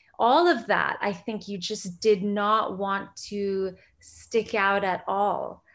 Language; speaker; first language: English; early bilingual, other home language; Gujarati